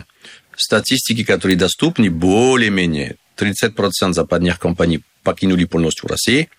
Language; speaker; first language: Russian; non-native, learner; French